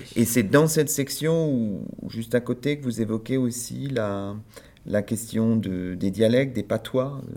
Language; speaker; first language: French; native; French